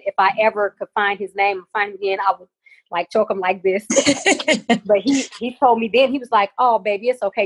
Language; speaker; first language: English; native; English